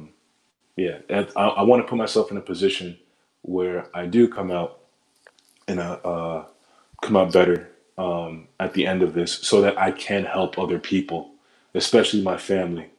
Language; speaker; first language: English; native; English